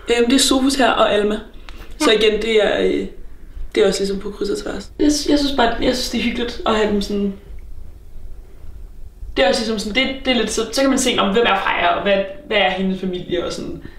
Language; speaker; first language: Danish; native; Danish